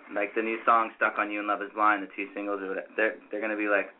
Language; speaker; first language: English; native; English